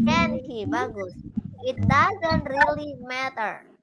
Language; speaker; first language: English; non-native, fluent; Indonesian